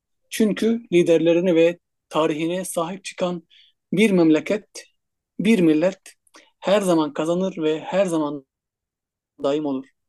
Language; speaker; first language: Turkish; non-native, fluent; Arabic